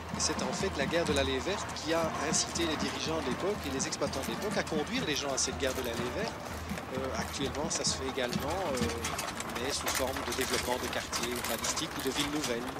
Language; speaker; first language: French; native; French